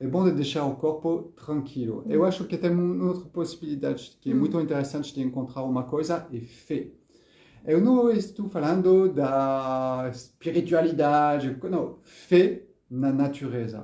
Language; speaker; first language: Portuguese; non-native, fluent; French